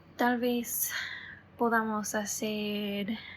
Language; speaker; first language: Spanish; non-native, fluent; English